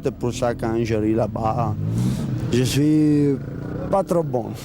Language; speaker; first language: French; non-native, learner; Italian